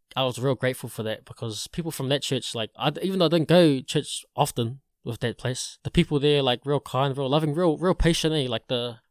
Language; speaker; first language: English; native; English